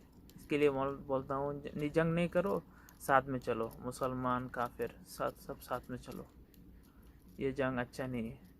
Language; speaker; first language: Hindi; non-native, local second language; Bangla